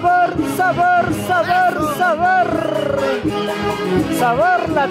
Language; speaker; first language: Spanish; native; Spanish